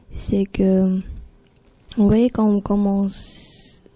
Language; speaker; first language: French; non-native, fluent; Vietnamese